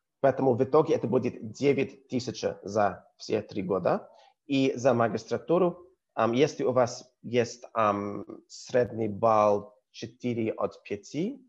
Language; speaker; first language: Russian; non-native, learner; English